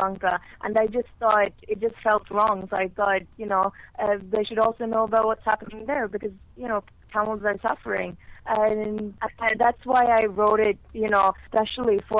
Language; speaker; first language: English; non-native, fluent; Norwegian